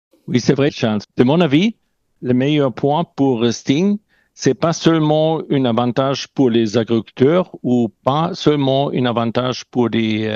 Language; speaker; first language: French; non-native, learner; German